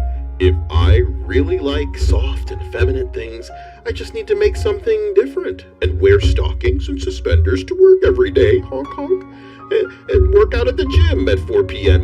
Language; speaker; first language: English; native; English